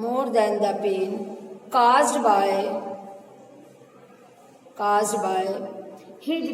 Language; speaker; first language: English; non-native, local second language; Hindi